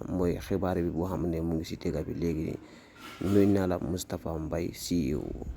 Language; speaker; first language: Wolof; non-native, local second language; Mandingo